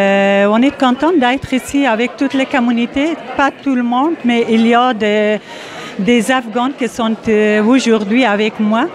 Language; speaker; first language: French; non-native, fluent; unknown